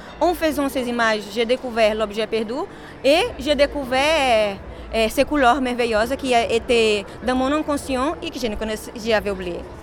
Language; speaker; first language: French; non-native, fluent; Portuguese